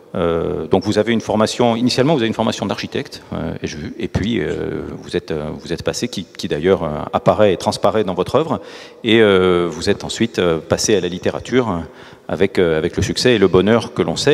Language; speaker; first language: French; native; French